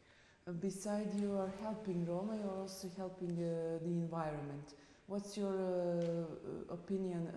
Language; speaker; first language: English; non-native, fluent; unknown